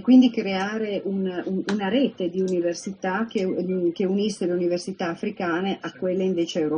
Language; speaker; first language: Italian; native; Italian